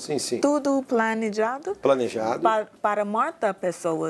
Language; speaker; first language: Portuguese; non-native, learner; English